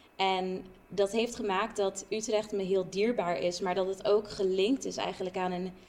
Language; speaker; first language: Dutch; non-native, local second language; Papiamento